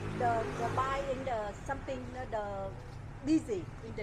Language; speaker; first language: English; non-native, learner; Vietnamese